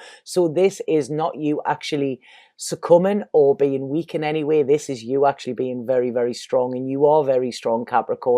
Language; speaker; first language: English; native; English